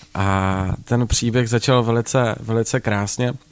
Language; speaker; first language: Czech; native; Czech